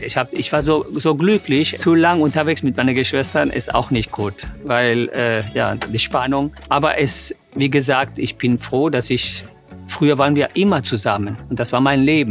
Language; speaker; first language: German; non-native, fluent; English